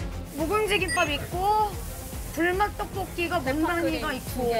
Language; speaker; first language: Korean; native; Korean